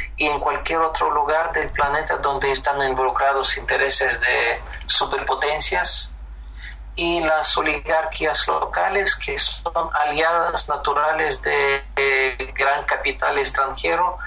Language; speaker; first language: Spanish; non-native, fluent; Ukrainian